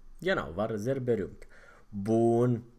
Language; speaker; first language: German; non-native, fluent; Romanian